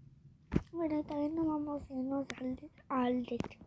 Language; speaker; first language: Spanish; early bilingual, heritage; Spanish